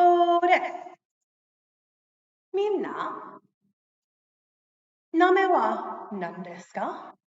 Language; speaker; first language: Japanese; non-native, learner; English